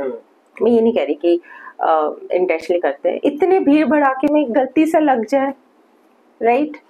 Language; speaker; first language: Hindi; native; Hindi